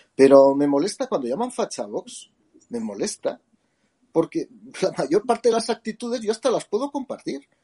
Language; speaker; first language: Spanish; native; Spanish